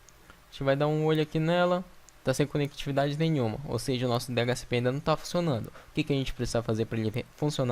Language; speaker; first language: Portuguese; native; Portuguese